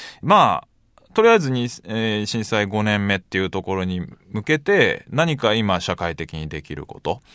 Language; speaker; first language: Japanese; native; Japanese